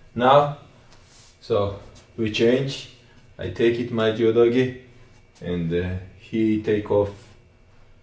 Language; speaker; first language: English; non-native, learner; Greek